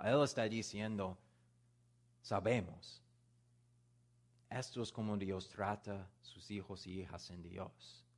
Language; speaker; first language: Spanish; non-native, learner; English